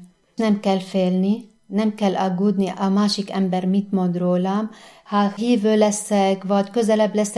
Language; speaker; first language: Hungarian; non-native, fluent; Arabic